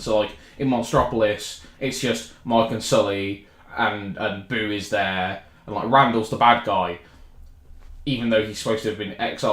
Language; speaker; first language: English; native; English